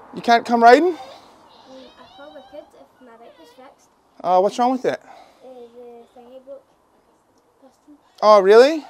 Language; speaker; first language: English; native; English